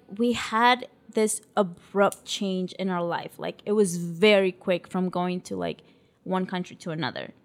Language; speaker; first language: English; early bilingual, other home language; Spanish